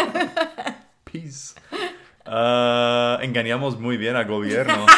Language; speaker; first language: Spanish; non-native, fluent; English